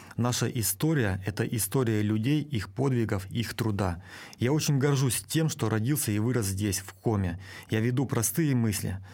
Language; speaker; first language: Russian; native; Russian